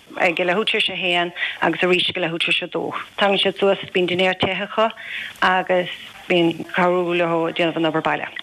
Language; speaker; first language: Irish; native; Irish